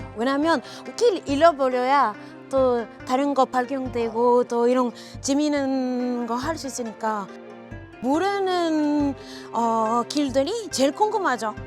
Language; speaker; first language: Korean; non-native, fluent; French